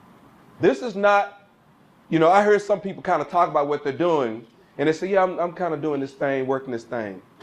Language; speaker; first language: English; native; English